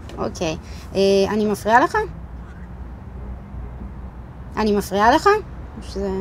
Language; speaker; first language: Hebrew; native; Hebrew